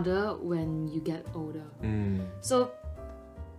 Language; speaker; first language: English; non-native, local second language; Chinese